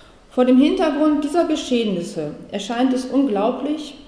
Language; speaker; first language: German; native; German